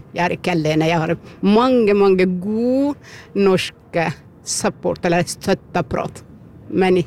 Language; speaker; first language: Norwegian; non-native, fluent; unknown